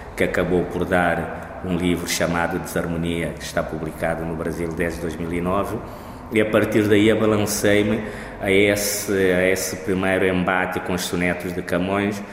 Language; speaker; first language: Portuguese; non-native, local second language; Kabuverdianu